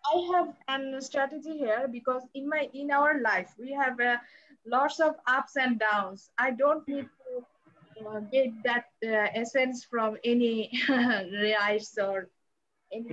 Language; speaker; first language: English; non-native, learner; Bangla